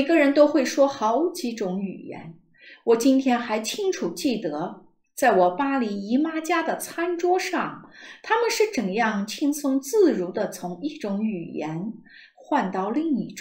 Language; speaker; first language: Chinese; native; Chinese